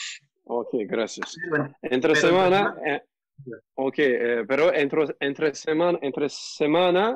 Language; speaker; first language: Spanish; non-native, learner; Turkish